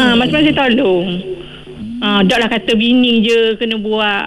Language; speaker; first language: Malay; native; Malay